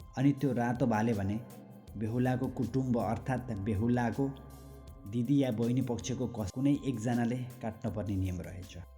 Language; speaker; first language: Nepali; native; Nepali